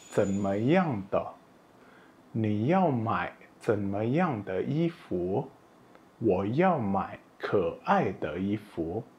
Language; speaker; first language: Chinese; non-native, fluent; Indonesian